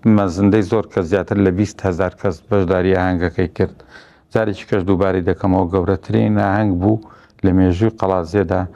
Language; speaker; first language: Central Kurdish; native; Central Kurdish